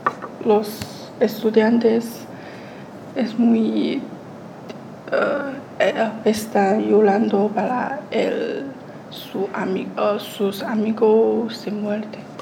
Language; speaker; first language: Spanish; non-native, learner; Chinese